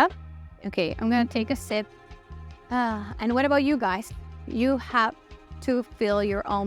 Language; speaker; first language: English; non-native, fluent; Italian